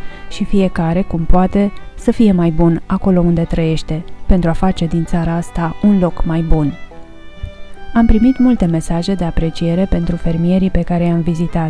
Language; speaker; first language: Romanian; native; Romanian